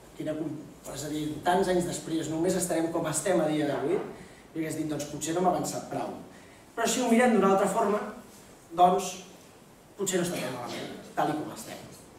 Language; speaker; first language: Catalan; native; Catalan